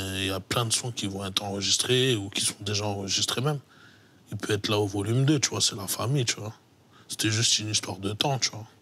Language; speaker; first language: French; native; French